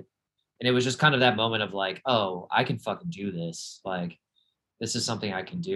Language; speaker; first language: English; native; English